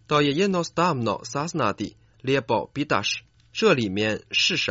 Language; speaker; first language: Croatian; non-native, fluent; Chinese